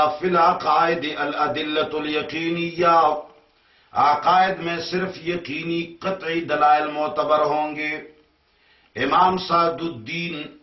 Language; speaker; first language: Urdu; non-native, local second language; Pashto